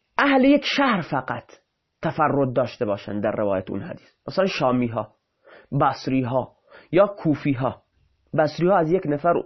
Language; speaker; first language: Persian; non-native, local second language; Baluchi